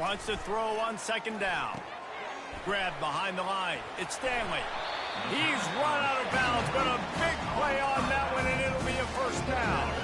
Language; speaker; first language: English; native; English